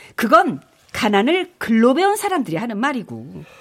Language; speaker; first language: Korean; native; Korean